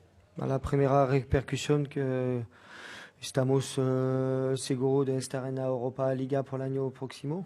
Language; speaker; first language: Spanish; non-native, fluent; French